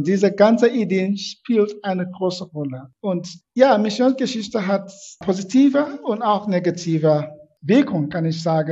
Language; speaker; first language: German; non-native, fluent; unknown